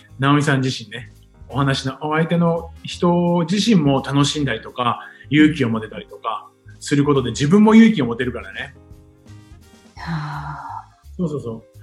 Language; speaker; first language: Japanese; native; Japanese